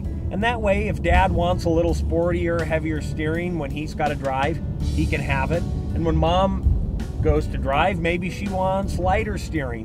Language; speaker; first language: English; native; English